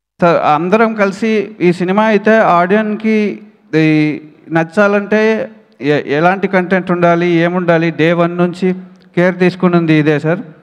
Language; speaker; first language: Telugu; native; Telugu